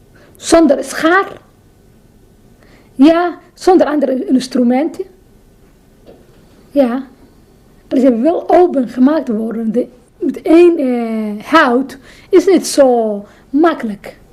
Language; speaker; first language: Dutch; non-native, learner; Somali